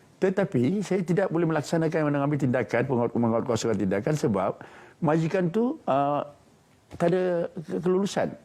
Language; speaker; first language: Malay; non-native, local second language; Tamil